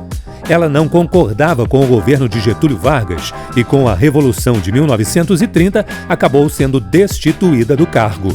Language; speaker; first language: Portuguese; native; Portuguese